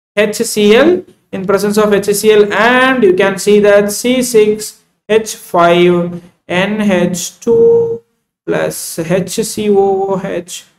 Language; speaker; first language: English; non-native, local second language; Tamil